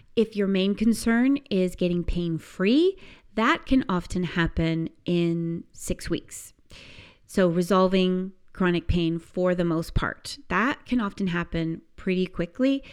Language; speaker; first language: English; native; English